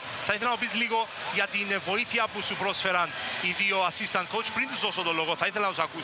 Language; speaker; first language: Greek; native; Greek